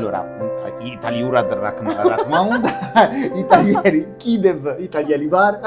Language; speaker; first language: Georgian; non-native, learner; Italian